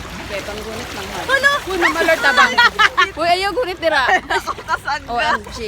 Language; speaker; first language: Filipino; non-native, local second language; Cebuano